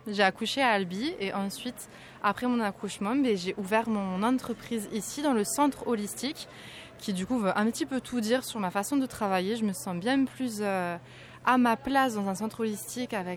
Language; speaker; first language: French; native; French